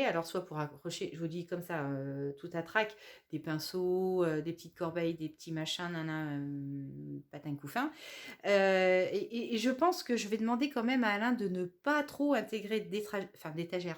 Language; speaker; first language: French; native; French